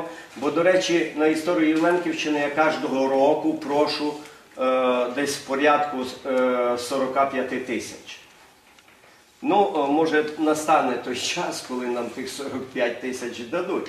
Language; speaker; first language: Ukrainian; native; Ukrainian